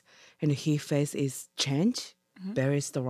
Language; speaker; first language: English; non-native, learner; Japanese